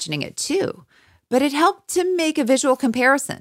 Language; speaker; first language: English; native; English